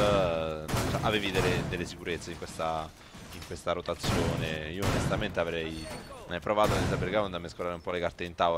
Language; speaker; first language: Italian; native; Italian